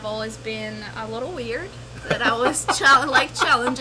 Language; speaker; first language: English; non-native, fluent; Albanian